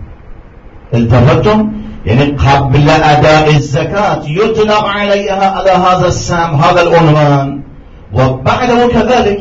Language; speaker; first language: Arabic; non-native, fluent; Persian